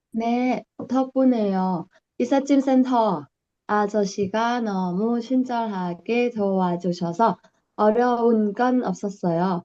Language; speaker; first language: Korean; non-native, learner; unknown